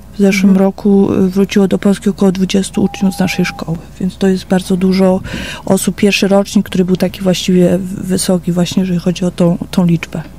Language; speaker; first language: Polish; native; Polish